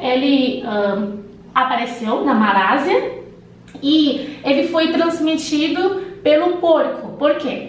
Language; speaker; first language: Portuguese; non-native, fluent; Chinese